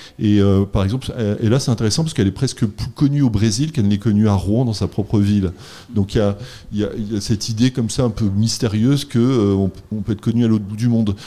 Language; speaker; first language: French; native; French